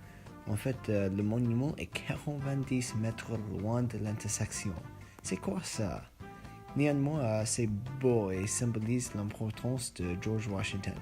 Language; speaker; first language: French; non-native, learner; English